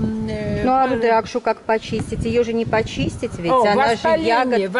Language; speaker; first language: Russian; native; Russian